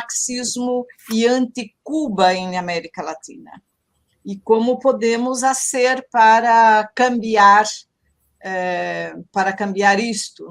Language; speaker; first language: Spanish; non-native, learner; Portuguese